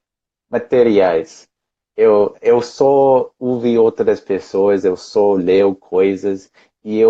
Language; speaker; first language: Portuguese; non-native, fluent; English